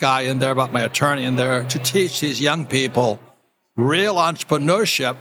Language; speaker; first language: English; native; English